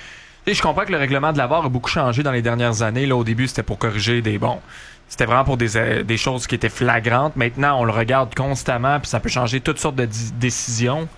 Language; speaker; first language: French; native; French